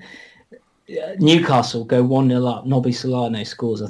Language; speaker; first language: English; native; English